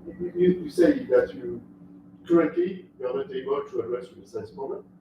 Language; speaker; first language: English; non-native, fluent; French